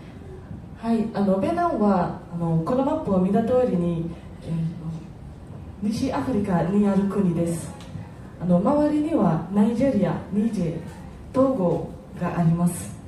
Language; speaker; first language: Japanese; non-native, fluent; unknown